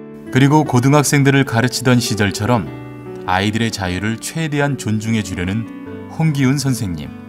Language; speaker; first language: Korean; native; Korean